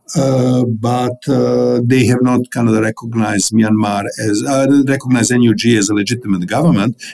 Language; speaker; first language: English; non-native, fluent; Bosnian